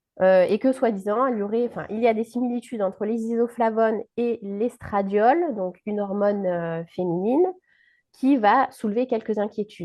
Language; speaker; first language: French; native; French